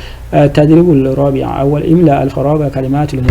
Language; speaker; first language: Arabic; non-native, fluent; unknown